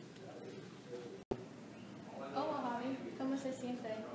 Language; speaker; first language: Spanish; non-native, learner; English